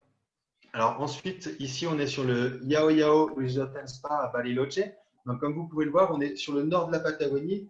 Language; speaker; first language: French; native; French